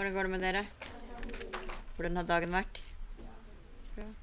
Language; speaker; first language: Norwegian; early bilingual, other home language; Urdu